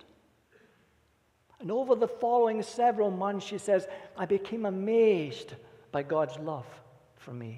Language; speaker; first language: English; native; English